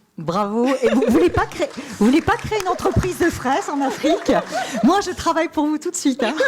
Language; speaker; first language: French; native; French